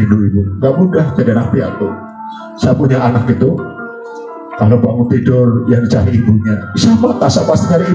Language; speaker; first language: Indonesian; non-native, local second language; Javanese